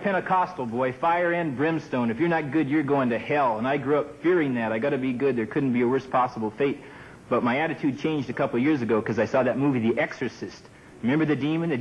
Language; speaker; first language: English; native; English